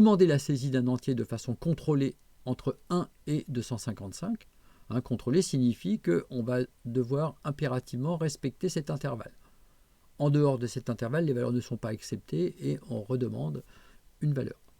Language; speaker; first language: French; native; French